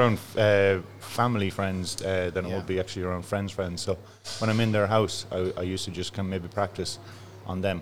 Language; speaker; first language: English; native; English